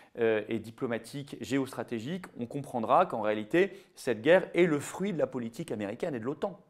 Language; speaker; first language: French; native; French